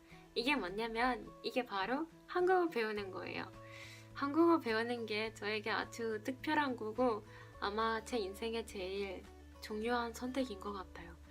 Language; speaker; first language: Korean; non-native, fluent; Spanish